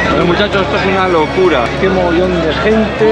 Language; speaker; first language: Spanish; native; Spanish